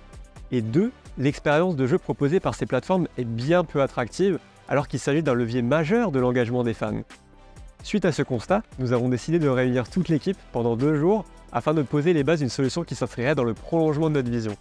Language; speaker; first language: French; native; French